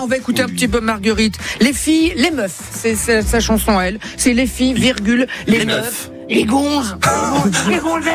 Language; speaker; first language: French; native; French